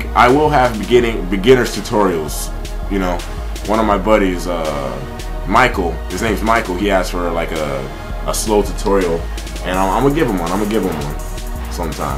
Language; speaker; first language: English; native; English